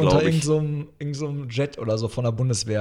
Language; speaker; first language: German; native; German